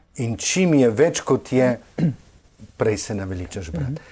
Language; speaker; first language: Slovenian; native; Slovenian